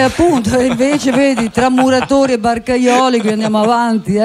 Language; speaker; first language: Italian; native; Italian